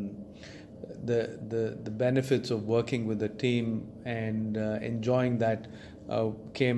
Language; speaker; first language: English; non-native, local second language; Tamil